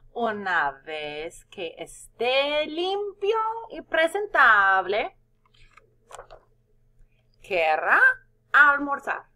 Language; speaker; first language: Spanish; non-native, fluent; English